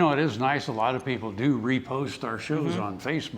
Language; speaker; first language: English; native; English